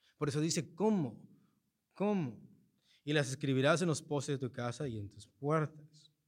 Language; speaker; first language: Spanish; early bilingual, heritage; Spanish